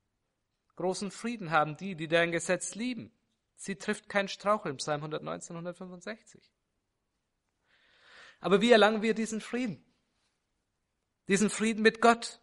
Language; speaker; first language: German; native; German